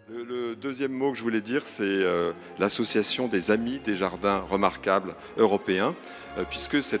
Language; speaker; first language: French; native; French